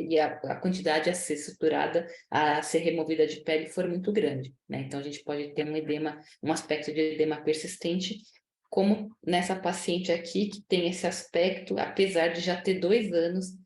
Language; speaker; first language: Portuguese; native; Portuguese